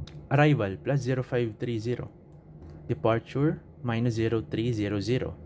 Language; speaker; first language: English; non-native, local second language; Filipino